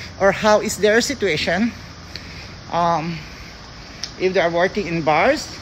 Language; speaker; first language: English; non-native, local second language; Filipino